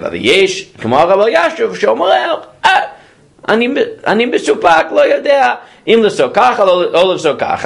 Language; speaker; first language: Hebrew; non-native, fluent; English